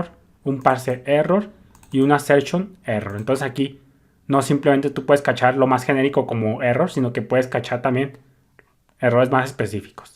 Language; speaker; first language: Spanish; native; Spanish